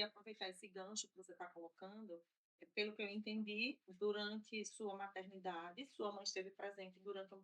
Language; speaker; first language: Portuguese; native; Portuguese